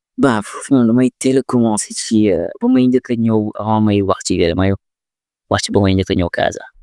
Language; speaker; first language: Wolof; non-native, local second language; Jola-Fonyi